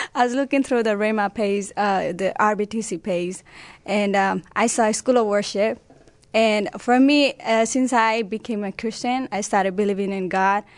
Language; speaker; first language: English; non-native, local second language; Nepali